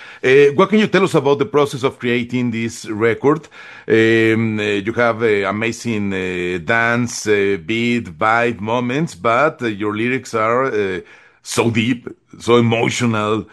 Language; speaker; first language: English; non-native, fluent; Spanish